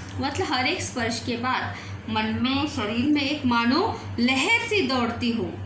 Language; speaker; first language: Hindi; non-native, local second language; Marathi